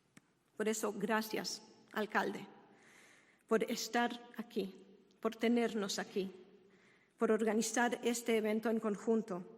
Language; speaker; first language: Spanish; non-native, fluent; Hebrew